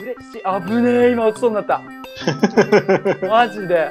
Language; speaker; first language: Japanese; native; Japanese